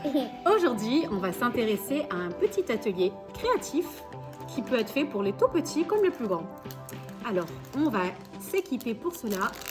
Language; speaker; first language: French; native; French